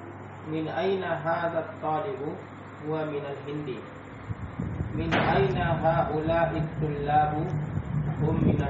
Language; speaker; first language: Arabic; non-native, learner; Indonesian